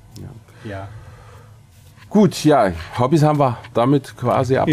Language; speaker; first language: German; native; German